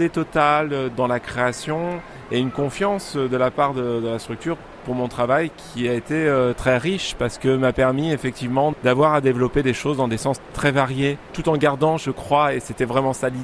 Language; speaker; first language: French; native; French